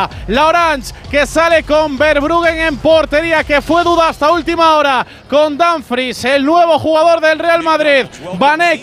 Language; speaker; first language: Spanish; native; Spanish